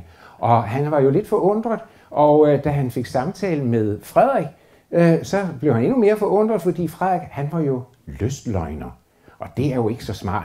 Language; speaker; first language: Danish; native; Danish